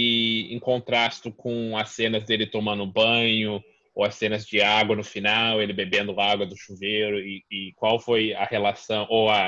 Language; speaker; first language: Portuguese; early bilingual, heritage; Portuguese